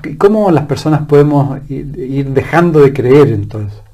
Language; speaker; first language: Spanish; native; Spanish